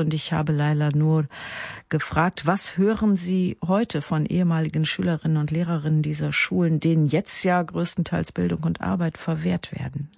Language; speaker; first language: German; native; German